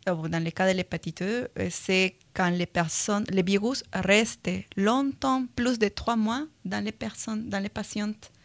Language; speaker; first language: French; non-native, fluent; Spanish